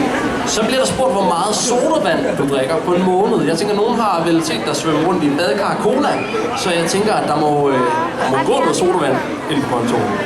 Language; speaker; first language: Danish; native; Danish